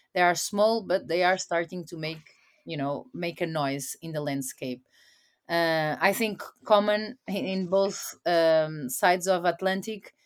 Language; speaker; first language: English; non-native, fluent; Portuguese